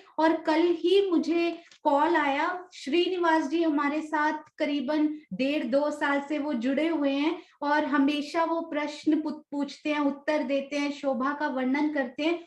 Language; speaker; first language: Hindi; native; Hindi